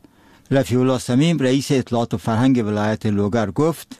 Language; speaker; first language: Persian; native; Persian